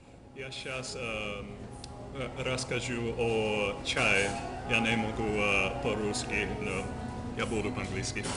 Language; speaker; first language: Russian; non-native, learner; English